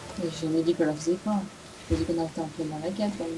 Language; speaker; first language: French; native; French